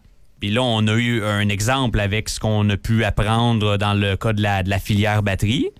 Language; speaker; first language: French; native; French